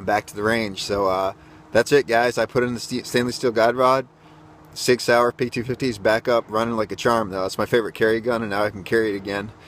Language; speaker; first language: English; native; English